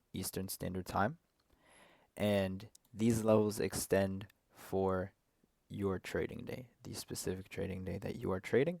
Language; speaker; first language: English; native; English